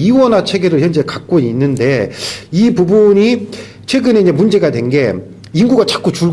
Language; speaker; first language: Korean; native; Korean